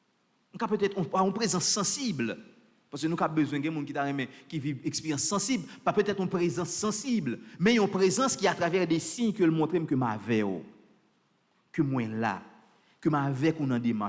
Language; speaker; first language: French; non-native, local second language; Haitian Creole